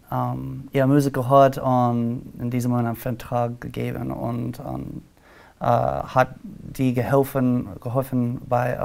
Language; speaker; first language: German; non-native, learner; English